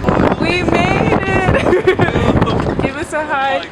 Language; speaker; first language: English; native; English